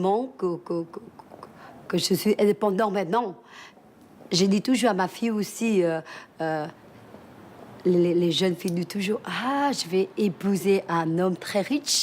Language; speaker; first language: French; early bilingual, other home language; Vietnamese